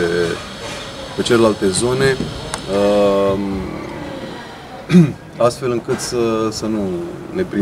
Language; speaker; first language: Romanian; native; Romanian